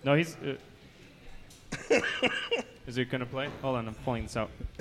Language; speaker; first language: English; native; English